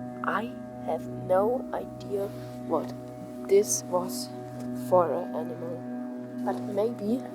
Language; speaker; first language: English; non-native, learner; German